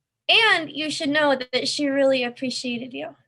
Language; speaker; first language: English; native; English